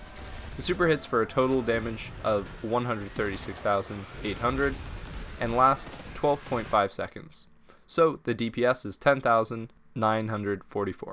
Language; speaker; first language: English; native; English